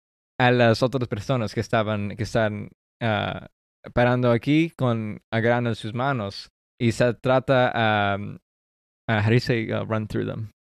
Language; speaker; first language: Spanish; early bilingual, heritage; English